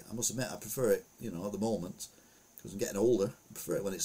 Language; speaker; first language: English; native; English